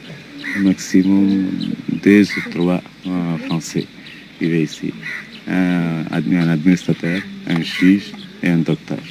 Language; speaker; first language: French; non-native, local second language; Telugu